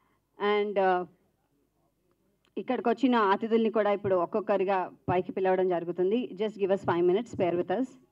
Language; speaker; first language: Telugu; native; Telugu